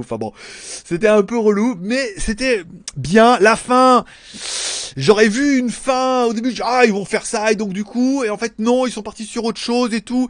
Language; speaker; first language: French; native; French